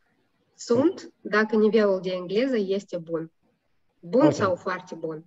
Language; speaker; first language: Romanian; non-native, local second language; Russian